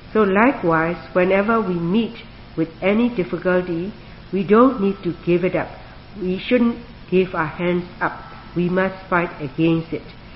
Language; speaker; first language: English; non-native, fluent; Burmese